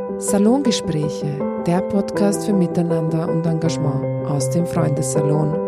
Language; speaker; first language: German; native; German